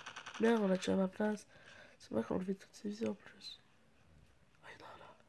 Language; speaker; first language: French; native; French